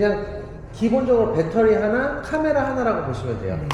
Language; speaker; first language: Korean; native; Korean